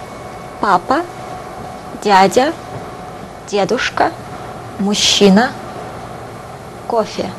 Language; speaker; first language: Russian; non-native, fluent; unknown